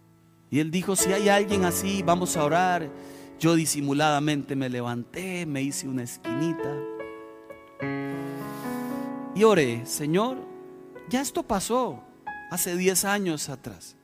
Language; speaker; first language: Spanish; native; Spanish